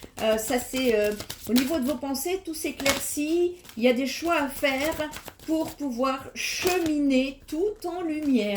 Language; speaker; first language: French; native; French